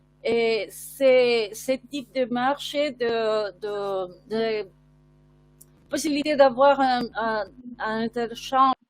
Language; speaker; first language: French; non-native, fluent; Spanish